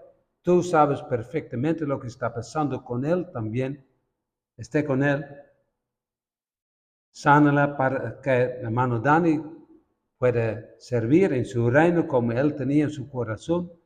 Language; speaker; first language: Spanish; non-native, fluent; Dutch